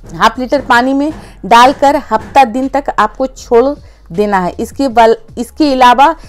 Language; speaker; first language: Hindi; native; Hindi